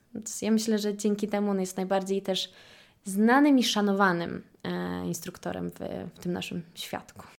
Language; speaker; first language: Polish; native; Polish